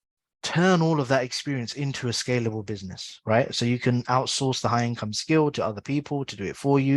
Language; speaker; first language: English; native; English